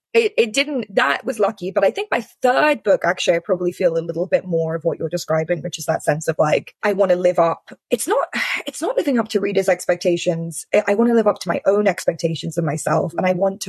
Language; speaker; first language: English; native; English